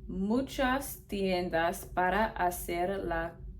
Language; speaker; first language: Spanish; non-native, learner; English